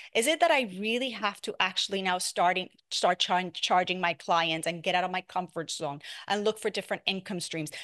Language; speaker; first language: English; non-native, fluent; Spanish